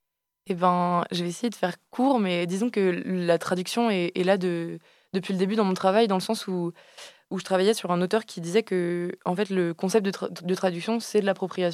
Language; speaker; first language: French; native; French